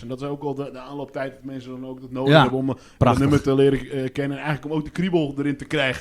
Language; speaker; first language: Dutch; native; Dutch